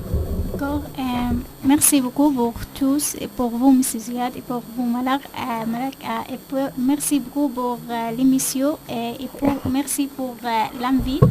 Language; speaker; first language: French; non-native, learner; Arabic